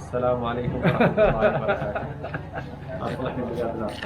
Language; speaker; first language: Arabic; native; Arabic